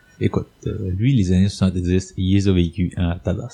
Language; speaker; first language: French; native; French